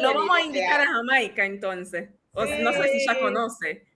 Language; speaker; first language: Spanish; non-native, fluent; English